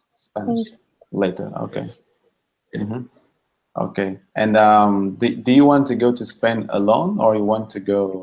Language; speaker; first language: English; non-native, fluent; Russian